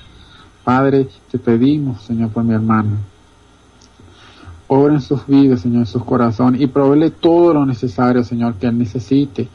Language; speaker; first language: Spanish; native; Spanish